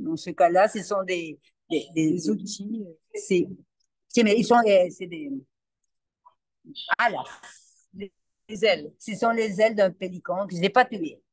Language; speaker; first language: French; non-native, learner; Spanish